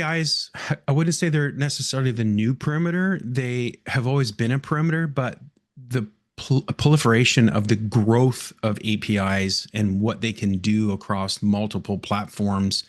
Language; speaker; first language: English; native; English